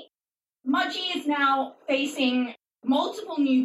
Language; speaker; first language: English; native; English